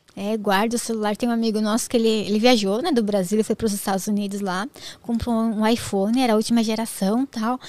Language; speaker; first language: Portuguese; native; Portuguese